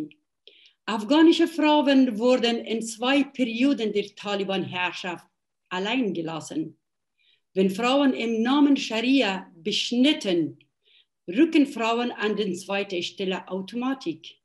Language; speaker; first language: German; non-native, fluent; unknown